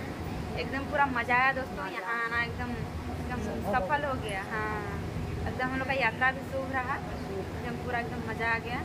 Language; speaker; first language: Hindi; native; Hindi